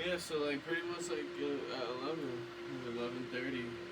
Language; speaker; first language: English; native; English